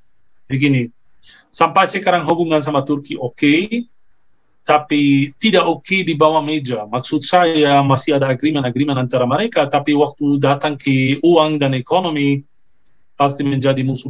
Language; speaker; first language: Indonesian; non-native, fluent; Arabic